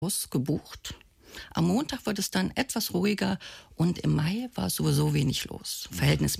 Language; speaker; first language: German; native; German